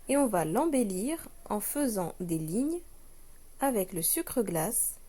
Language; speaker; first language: French; non-native, local second language; Arabic